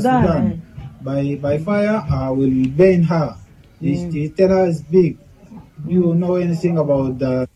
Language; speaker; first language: English; non-native, learner; Arabic